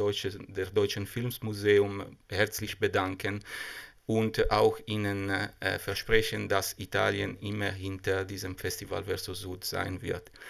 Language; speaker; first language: German; non-native, fluent; Italian